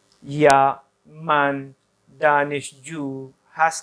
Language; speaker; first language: Persian; non-native, fluent; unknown